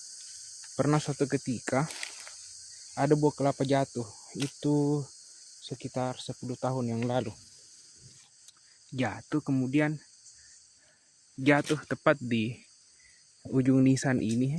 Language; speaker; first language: Indonesian; native; Indonesian